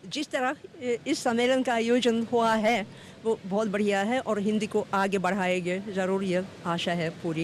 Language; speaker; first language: Hindi; non-native, fluent; Russian